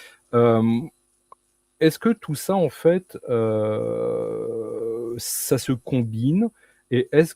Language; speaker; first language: French; native; French